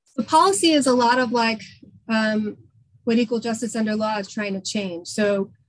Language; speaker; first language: English; native; English